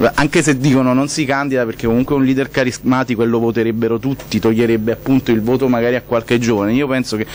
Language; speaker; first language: Italian; native; Italian